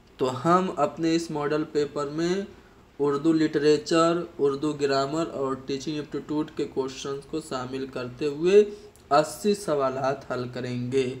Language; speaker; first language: Urdu; native; Urdu